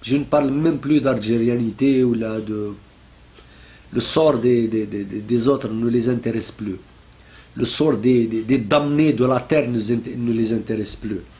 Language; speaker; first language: French; non-native, local second language; Arabic